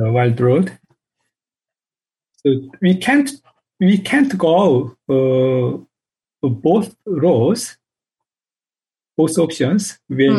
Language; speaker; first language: English; non-native, fluent; Korean